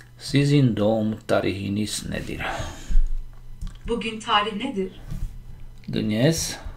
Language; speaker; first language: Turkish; non-native, learner; Slovak